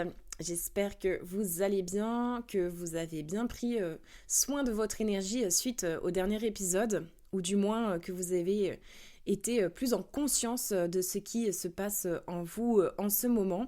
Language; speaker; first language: French; native; French